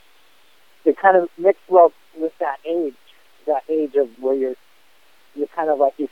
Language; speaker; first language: English; native; English